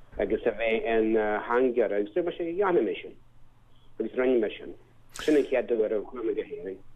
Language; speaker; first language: Irish; native; Irish